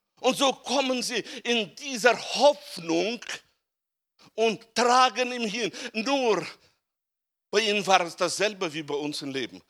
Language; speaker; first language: German; non-native, fluent; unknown